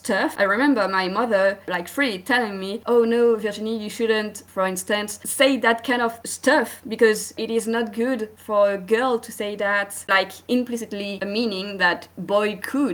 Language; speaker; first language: English; non-native, fluent; French